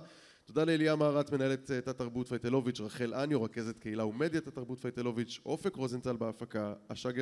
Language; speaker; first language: Hebrew; native; Hebrew